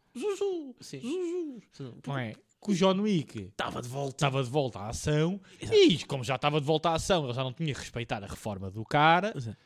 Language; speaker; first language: Portuguese; native; Portuguese